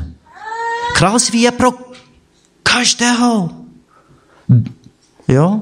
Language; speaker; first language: Czech; non-native, fluent; English